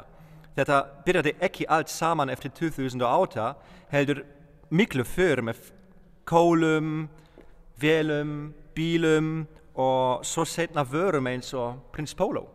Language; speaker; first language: Icelandic; non-native, fluent; Polish